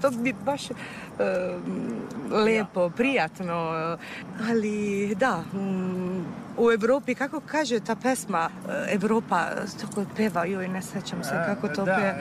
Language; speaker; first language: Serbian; non-native, fluent; Italian